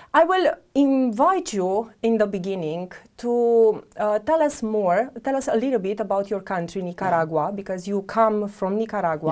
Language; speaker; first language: English; non-native, fluent; Romanian